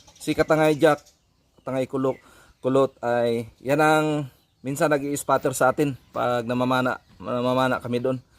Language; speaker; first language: Filipino; non-native, local second language; Cebuano